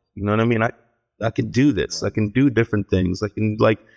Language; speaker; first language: English; early bilingual, heritage; Hebrew